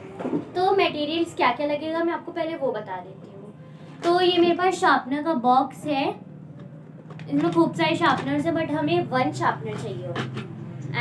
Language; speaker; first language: Hindi; native; Hindi